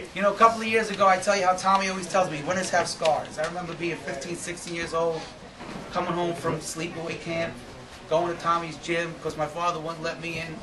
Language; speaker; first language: English; native; English